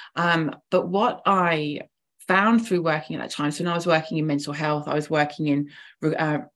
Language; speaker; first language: English; native; English